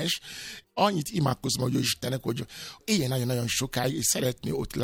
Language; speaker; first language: Hungarian; non-native, fluent; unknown